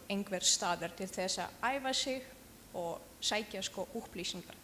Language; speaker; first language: Icelandic; non-native, learner; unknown